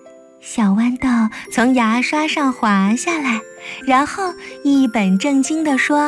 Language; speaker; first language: Chinese; native; Chinese